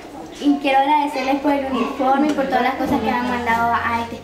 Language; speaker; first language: Spanish; native; Spanish